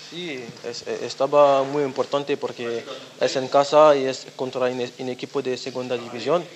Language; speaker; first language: Spanish; non-native, learner; French